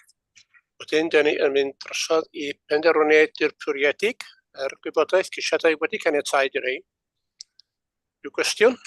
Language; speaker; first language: Welsh; native; Welsh